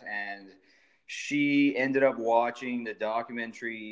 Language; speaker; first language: English; native; English